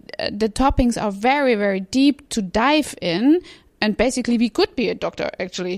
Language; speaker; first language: English; non-native, fluent; German